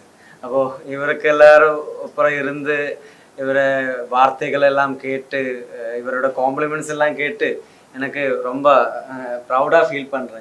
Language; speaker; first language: Tamil; non-native, learner; Malayalam